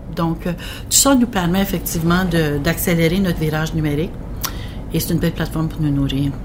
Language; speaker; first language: French; native; French